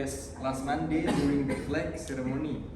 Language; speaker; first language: English; non-native, learner; Indonesian